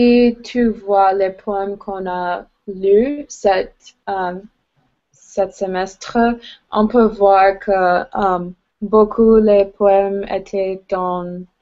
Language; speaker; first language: French; non-native, learner; English